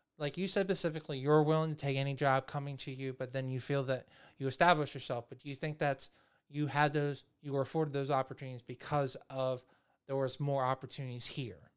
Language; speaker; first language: English; native; English